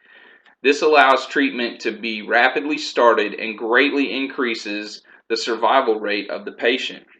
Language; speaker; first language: English; native; English